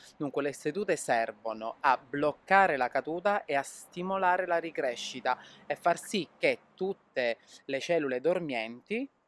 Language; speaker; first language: Italian; native; Italian